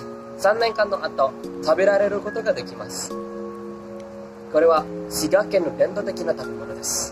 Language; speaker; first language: Japanese; non-native, learner; Indonesian